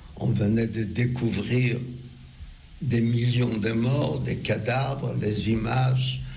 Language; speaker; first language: French; non-native, fluent; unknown